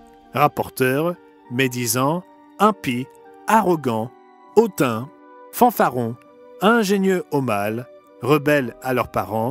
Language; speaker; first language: French; native; French